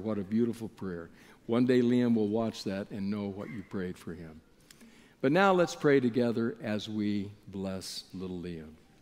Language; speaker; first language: English; native; English